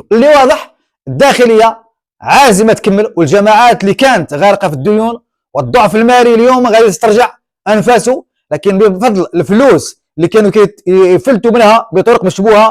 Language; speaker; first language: Arabic; native; Arabic